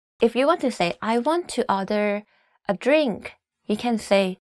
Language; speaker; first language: English; non-native, fluent; Thai